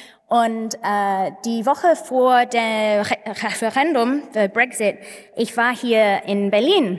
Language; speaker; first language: German; non-native, fluent; English